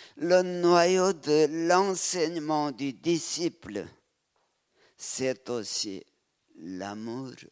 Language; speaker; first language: French; non-native, fluent; Korean